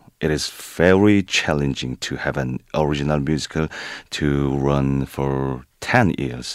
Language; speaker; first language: English; non-native, fluent; Korean